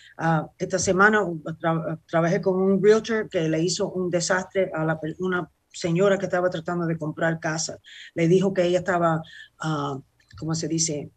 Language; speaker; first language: Spanish; early bilingual, heritage; Spanish